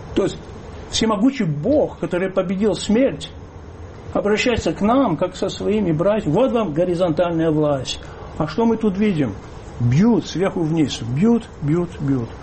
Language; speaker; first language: Russian; early bilingual, heritage; Russian